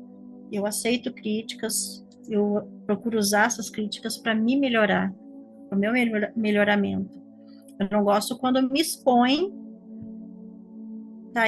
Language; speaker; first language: Portuguese; native; Portuguese